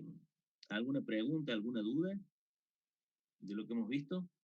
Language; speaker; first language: Spanish; native; Spanish